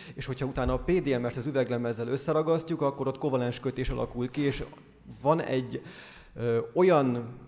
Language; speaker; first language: Hungarian; native; Hungarian